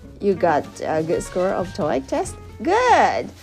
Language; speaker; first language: English; non-native, learner; Japanese